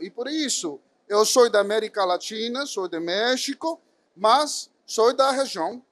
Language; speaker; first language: Portuguese; non-native, fluent; Spanish